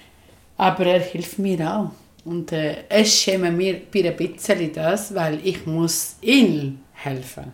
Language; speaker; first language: German; non-native, learner; Spanish